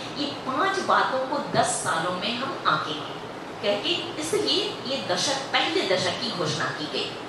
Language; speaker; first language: Hindi; non-native, local second language; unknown